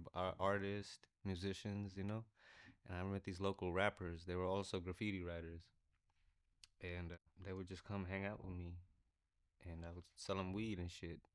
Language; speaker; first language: English; early bilingual, other home language; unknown